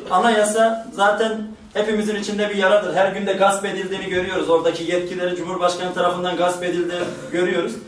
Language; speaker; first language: Turkish; native; Turkish